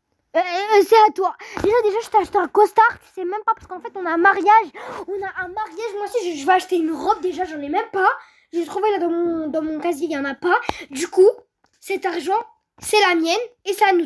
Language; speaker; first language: French; native; French